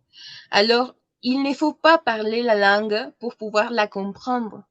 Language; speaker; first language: French; non-native, learner; Spanish